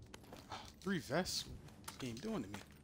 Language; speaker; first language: English; native; English